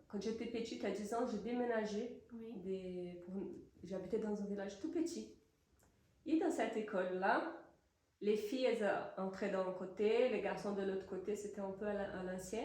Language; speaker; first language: French; non-native, fluent; Portuguese